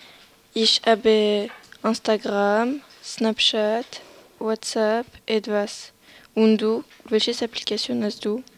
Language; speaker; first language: German; non-native, learner; French